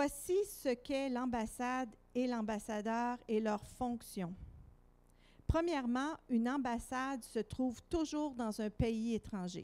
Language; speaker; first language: French; native; French